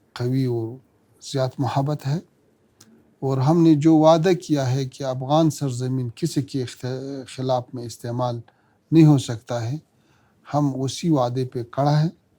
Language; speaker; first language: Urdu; non-native, learner; Pashto